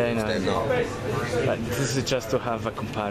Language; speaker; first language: English; non-native, fluent; Italian